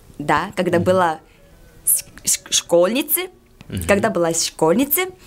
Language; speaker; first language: Russian; non-native, learner; Korean